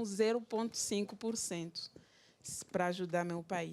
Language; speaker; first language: Portuguese; non-native, fluent; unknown